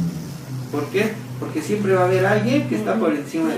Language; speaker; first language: Spanish; native; Spanish